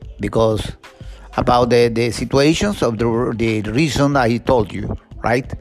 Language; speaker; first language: English; non-native, learner; Spanish